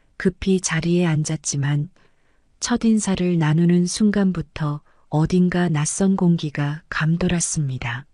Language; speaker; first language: Korean; native; Korean